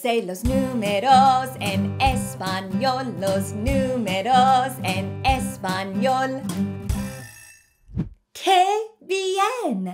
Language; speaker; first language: Spanish; non-native, fluent; English